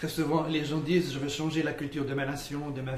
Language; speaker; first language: French; native; French